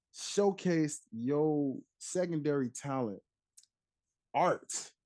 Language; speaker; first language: English; native; English